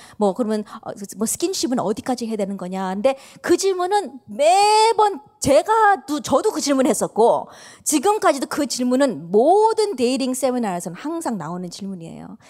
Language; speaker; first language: Korean; early bilingual, heritage; Korean